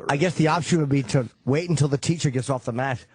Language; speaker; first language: English; native; English